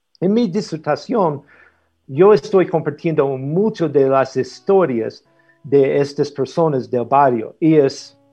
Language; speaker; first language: Spanish; non-native, fluent; English